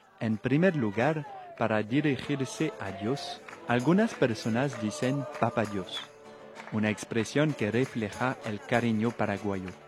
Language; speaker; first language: Spanish; non-native, fluent; French